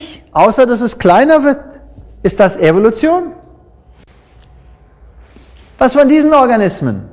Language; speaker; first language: German; non-native, fluent; English